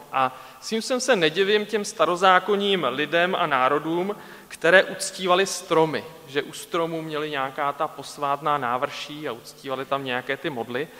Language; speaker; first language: Czech; native; Czech